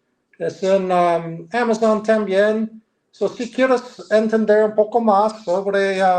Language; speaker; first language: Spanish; non-native, learner; English